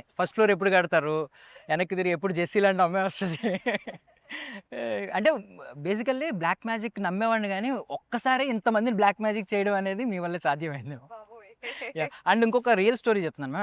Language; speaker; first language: Telugu; native; Telugu